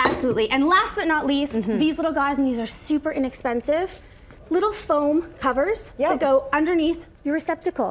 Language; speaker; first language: English; native; English